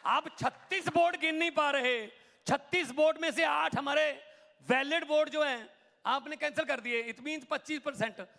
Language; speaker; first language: Hindi; non-native, local second language; Punjabi